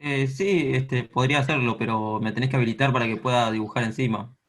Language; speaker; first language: Spanish; native; Spanish